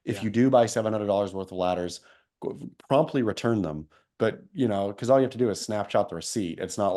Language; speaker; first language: English; native; English